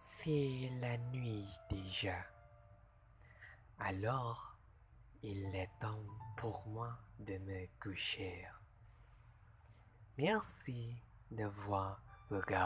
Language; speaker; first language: French; non-native, learner; Malay